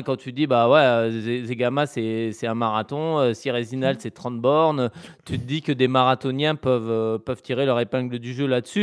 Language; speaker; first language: French; native; French